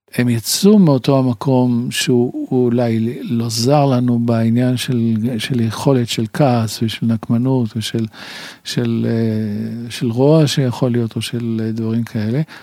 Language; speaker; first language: Hebrew; native; Hebrew